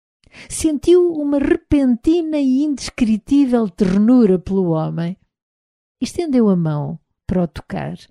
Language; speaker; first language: Portuguese; native; Portuguese